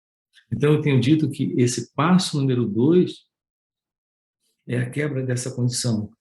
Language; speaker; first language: Portuguese; native; Portuguese